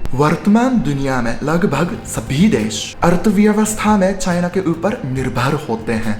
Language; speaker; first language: Hindi; non-native, fluent; Japanese